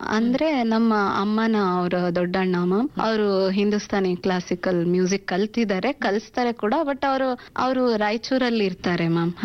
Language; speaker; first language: Kannada; non-native, local second language; Urdu